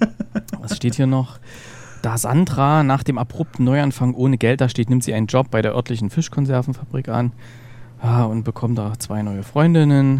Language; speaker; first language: German; native; German